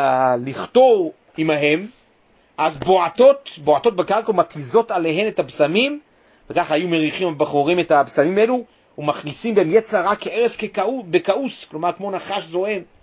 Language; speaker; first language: Hebrew; native; Hebrew